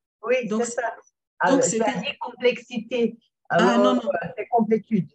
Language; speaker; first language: French; non-native, fluent; Portuguese